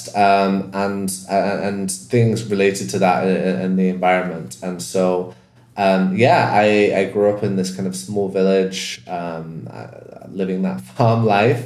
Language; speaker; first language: English; native; English